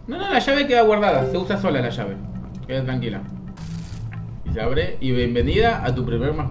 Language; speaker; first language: Spanish; native; Spanish